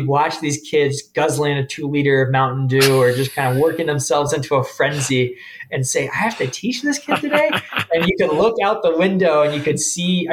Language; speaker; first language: English; native; English